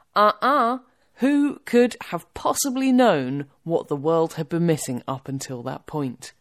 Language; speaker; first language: English; native; English